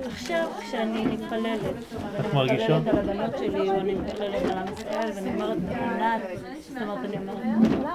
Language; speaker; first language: Hebrew; early bilingual, other home language; Persian